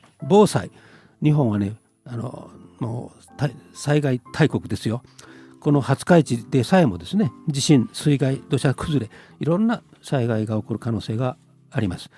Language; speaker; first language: Japanese; native; Japanese